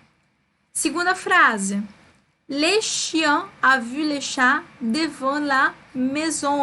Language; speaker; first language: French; non-native, fluent; Portuguese